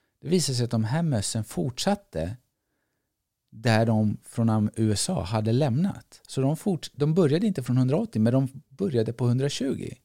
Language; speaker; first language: Swedish; early bilingual, other home language; Greek